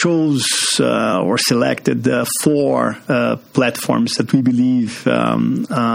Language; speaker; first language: English; non-native, fluent; Portuguese